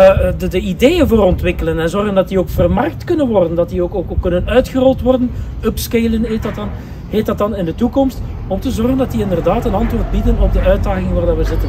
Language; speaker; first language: Dutch; native; Dutch